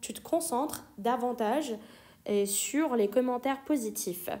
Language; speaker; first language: French; non-native, fluent; Persian